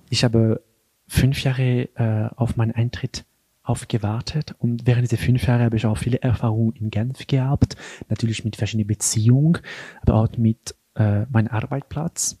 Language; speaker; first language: German; non-native, local second language; French